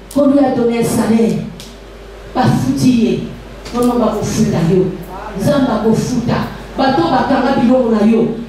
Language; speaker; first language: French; non-native, local second language; Lingala